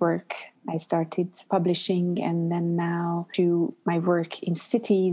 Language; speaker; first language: English; non-native, fluent; Hungarian